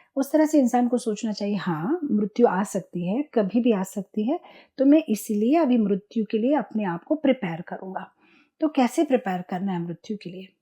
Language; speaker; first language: Hindi; non-native, local second language; Gujarati